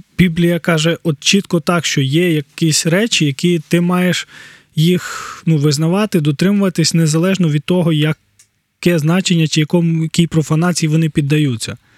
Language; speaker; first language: Ukrainian; native; Ukrainian